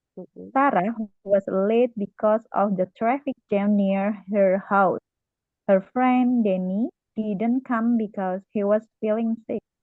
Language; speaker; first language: English; non-native, learner; Indonesian